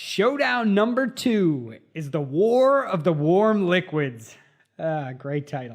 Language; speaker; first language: English; native; English